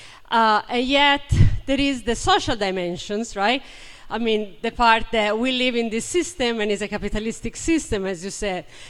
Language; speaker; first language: English; non-native, fluent; Italian